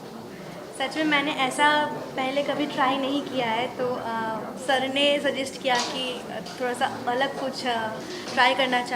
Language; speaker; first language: Hindi; non-native, local second language; Bangla